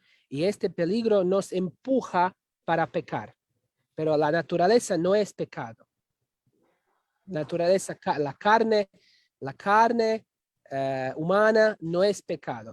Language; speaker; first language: Spanish; non-native, fluent; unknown